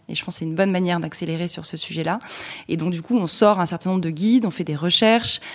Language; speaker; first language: French; native; French